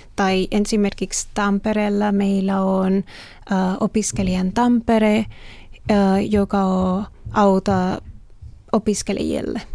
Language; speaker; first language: Finnish; non-native, learner; Spanish